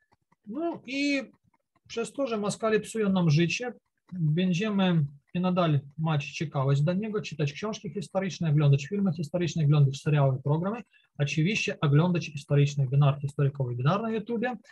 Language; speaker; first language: Polish; non-native, learner; Ukrainian